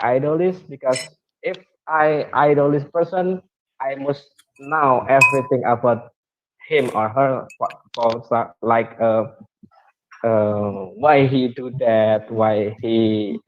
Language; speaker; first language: English; non-native, learner; Indonesian